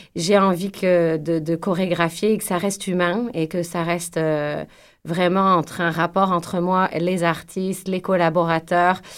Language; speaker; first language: French; native; French